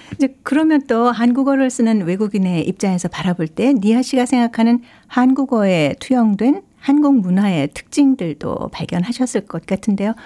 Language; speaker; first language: Korean; native; Korean